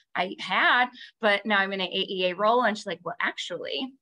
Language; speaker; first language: English; native; English